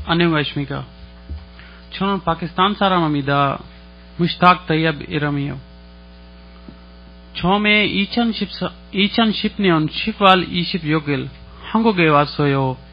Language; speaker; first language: Korean; non-native, learner; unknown